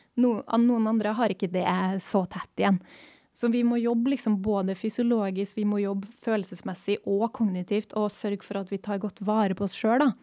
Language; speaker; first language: Norwegian; native; Norwegian